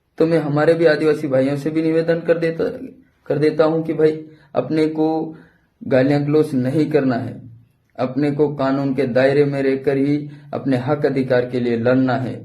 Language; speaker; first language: Hindi; non-native, local second language; Bhili